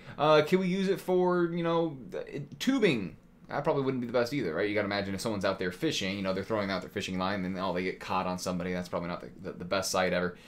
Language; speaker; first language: English; native; English